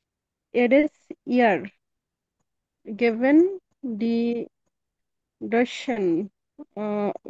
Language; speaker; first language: German; non-native, learner; Bangla